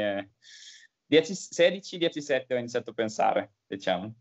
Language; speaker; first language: Italian; non-native, learner; Finnish